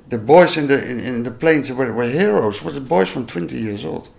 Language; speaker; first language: English; non-native, learner; Dutch